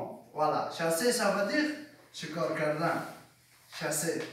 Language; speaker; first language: French; non-native, learner; Persian